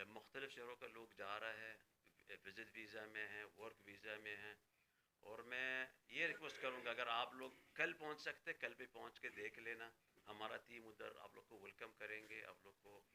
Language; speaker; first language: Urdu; non-native, fluent; Arabic